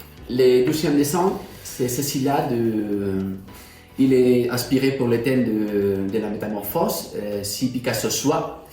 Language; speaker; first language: French; non-native, fluent; Spanish